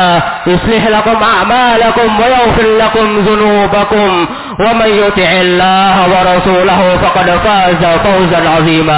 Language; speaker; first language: Arabic; non-native, learner; Indonesian